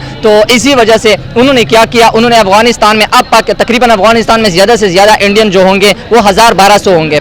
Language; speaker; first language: Hindi; non-native, local second language; Pashto